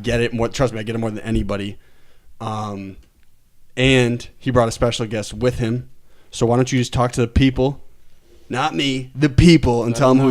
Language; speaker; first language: English; native; English